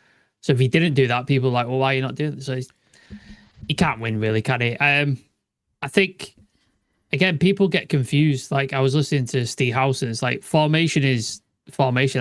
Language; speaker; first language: English; native; English